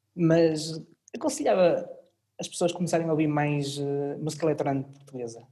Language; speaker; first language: Portuguese; early bilingual, other home language; French